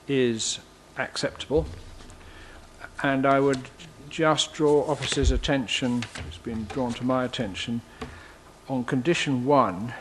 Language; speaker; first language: English; native; English